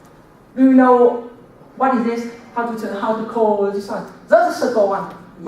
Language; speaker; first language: English; non-native, learner; Vietnamese